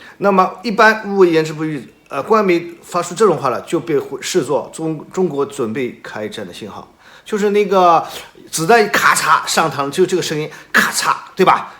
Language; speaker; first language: Chinese; native; Chinese